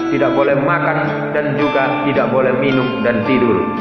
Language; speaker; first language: Indonesian; native; Indonesian